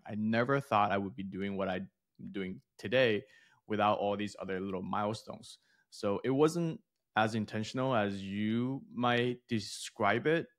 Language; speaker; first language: English; early bilingual, other home language; Chinese